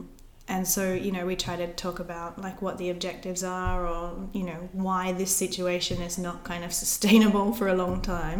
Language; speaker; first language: English; native; English